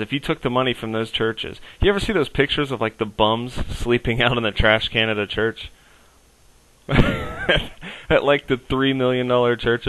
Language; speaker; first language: English; native; English